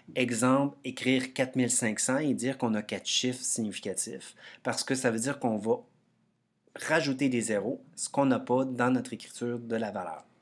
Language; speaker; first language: French; native; French